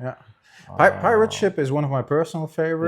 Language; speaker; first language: English; non-native, fluent; German